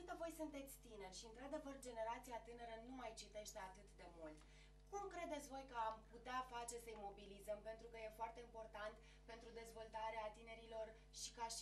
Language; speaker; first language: Romanian; native; Romanian